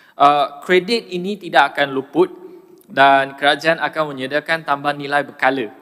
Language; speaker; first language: Malay; non-native, local second language; Chinese